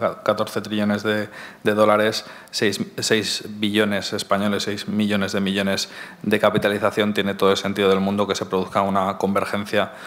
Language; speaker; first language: Spanish; native; Spanish